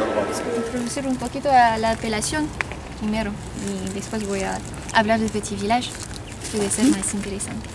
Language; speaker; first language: Spanish; non-native, fluent; French